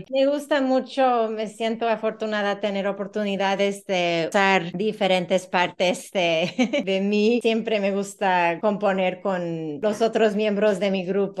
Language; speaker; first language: Spanish; early bilingual, heritage; Spanish